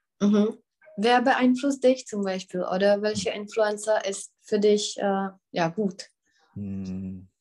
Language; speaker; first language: German; non-native, fluent; Czech